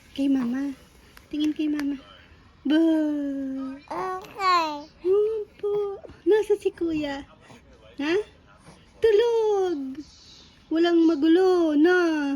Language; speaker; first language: Filipino; native; Filipino